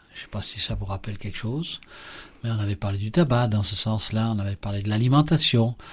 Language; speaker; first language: French; native; French